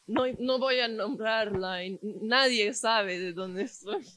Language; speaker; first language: Spanish; non-native, fluent; English